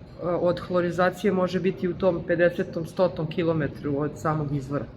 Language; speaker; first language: Bosnian; native; Bosnian